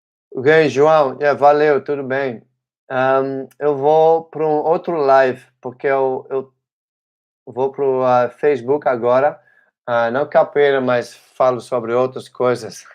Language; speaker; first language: Portuguese; non-native, learner; Dutch